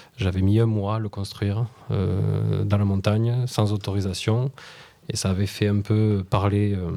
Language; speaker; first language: French; native; French